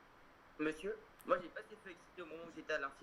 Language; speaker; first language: French; native; French